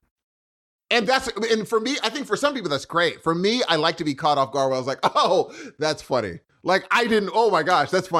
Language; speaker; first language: English; native; English